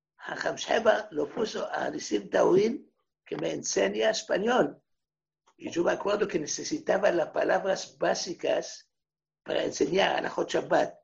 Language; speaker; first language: Spanish; non-native, fluent; Hebrew